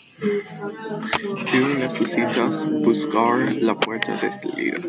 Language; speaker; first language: Spanish; non-native, learner; English